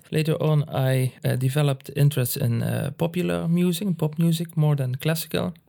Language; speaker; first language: English; non-native, fluent; Dutch